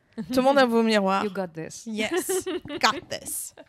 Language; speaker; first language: French; native; French